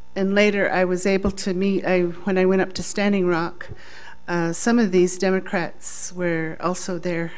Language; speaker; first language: English; native; English